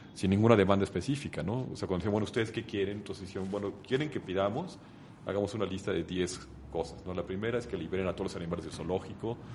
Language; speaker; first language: Spanish; native; Spanish